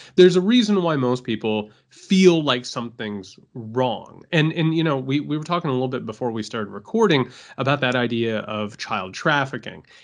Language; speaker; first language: English; native; English